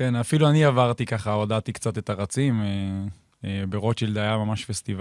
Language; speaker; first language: Hebrew; native; Hebrew